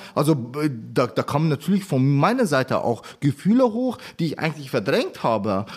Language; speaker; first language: German; early bilingual, other home language; Arabic